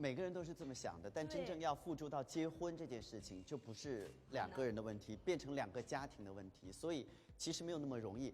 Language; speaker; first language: Chinese; native; Chinese